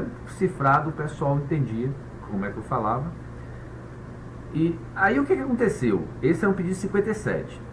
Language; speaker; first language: Portuguese; native; Portuguese